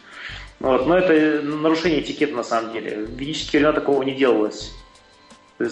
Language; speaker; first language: Russian; native; Russian